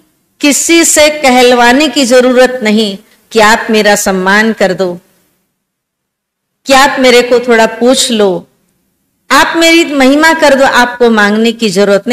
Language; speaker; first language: Hindi; native; Hindi